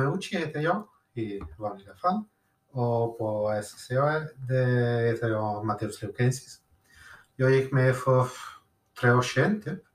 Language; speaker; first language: Swedish; non-native, fluent; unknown